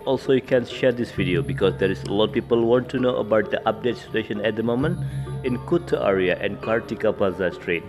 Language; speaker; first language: English; non-native, learner; Indonesian